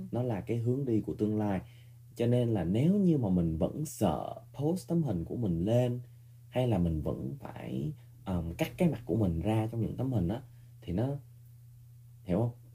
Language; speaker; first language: Vietnamese; early bilingual, heritage; Vietnamese